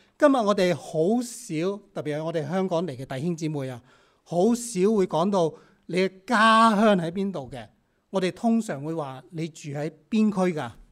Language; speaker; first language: Chinese; non-native, local second language; Cantonese